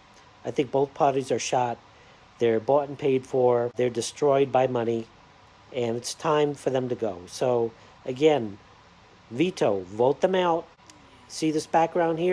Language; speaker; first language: English; native; English